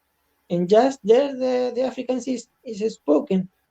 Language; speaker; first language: English; non-native, learner; Spanish